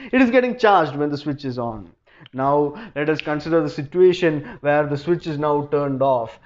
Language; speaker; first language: English; non-native, local second language; Malayalam